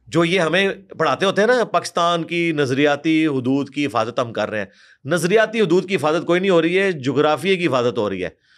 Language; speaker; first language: Urdu; non-native, local second language; Punjabi